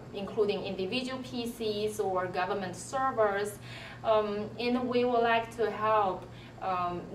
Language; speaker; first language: English; non-native, fluent; Chinese